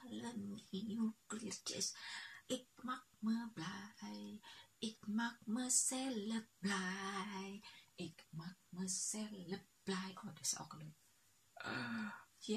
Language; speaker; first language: Dutch; non-native, learner; Indonesian